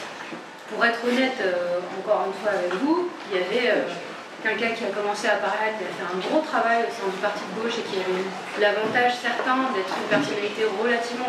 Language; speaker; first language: French; native; French